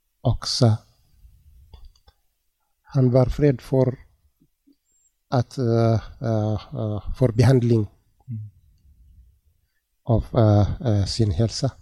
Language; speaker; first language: Swedish; non-native, learner; Tigrinya